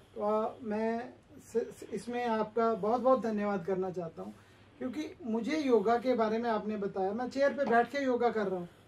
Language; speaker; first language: Hindi; native; Hindi